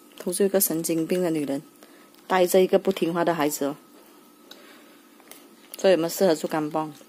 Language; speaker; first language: Chinese; native; Chinese